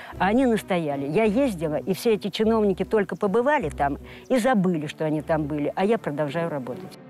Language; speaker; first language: Russian; native; Russian